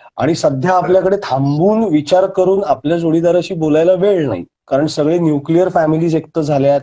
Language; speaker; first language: Marathi; native; Marathi